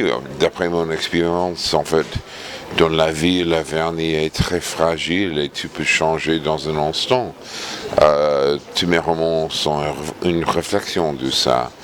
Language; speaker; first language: French; non-native, fluent; English